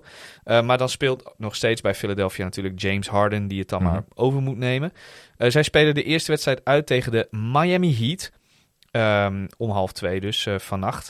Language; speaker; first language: Dutch; native; Dutch